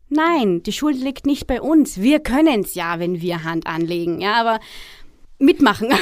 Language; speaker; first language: German; early bilingual, other home language; Arabic